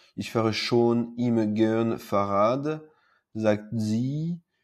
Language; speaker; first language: German; non-native, learner; French